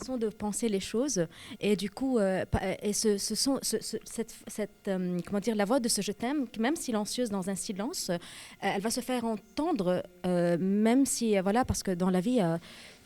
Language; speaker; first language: French; non-native, local second language; Arabic